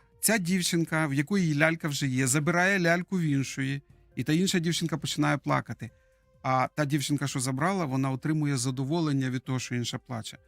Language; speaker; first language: Ukrainian; native; Ukrainian